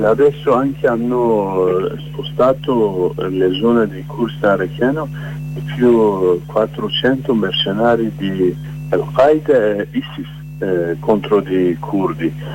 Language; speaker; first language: Italian; non-native, learner; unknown